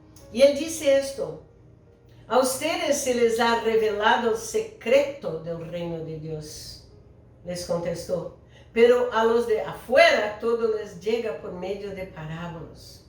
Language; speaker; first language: Spanish; non-native, fluent; Portuguese